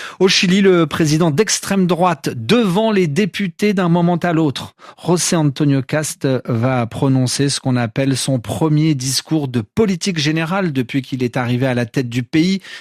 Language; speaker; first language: French; native; French